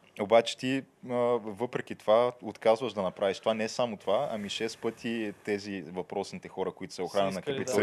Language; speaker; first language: Bulgarian; native; Bulgarian